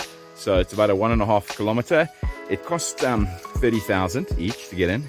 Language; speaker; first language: English; native; English